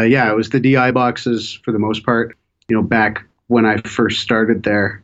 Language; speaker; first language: English; native; English